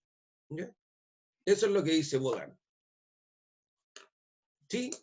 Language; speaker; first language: Spanish; native; Spanish